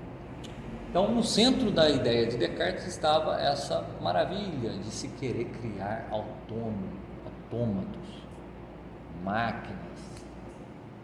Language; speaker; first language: Portuguese; native; Portuguese